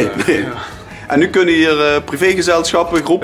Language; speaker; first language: Dutch; native; Dutch